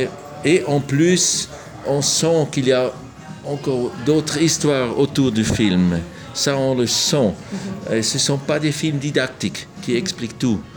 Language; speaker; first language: French; non-native, local second language; German